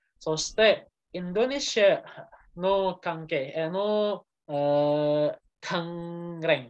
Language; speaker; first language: Japanese; non-native, learner; Indonesian